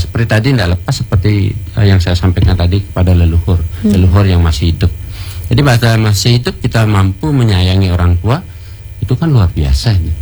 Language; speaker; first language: Malay; non-native, local second language; Balinese